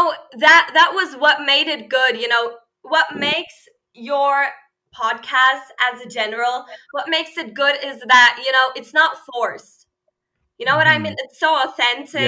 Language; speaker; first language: English; non-native, fluent; Turkish